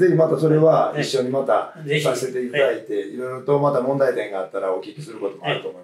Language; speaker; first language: Japanese; native; Japanese